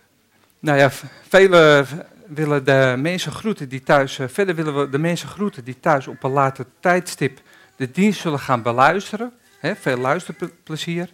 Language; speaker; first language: Dutch; native; Dutch